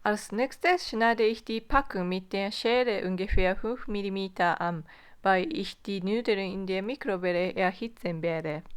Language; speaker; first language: German; non-native, fluent; Japanese